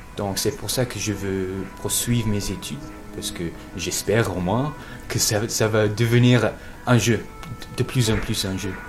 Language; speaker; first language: French; non-native, learner; English